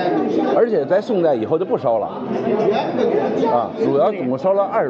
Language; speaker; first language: Chinese; native; Chinese